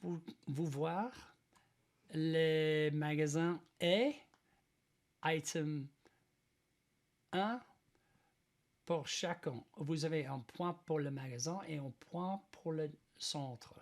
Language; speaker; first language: French; non-native, learner; English